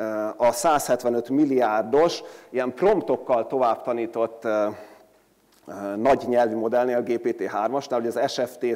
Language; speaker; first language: Hungarian; native; Hungarian